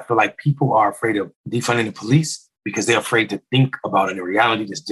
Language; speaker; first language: English; native; English